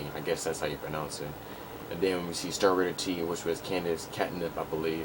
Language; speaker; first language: English; native; English